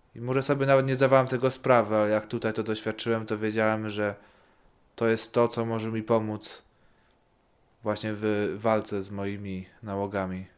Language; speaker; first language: Polish; early bilingual, heritage; Polish